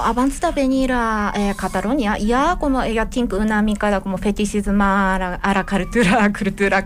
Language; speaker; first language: Catalan; non-native, learner; Japanese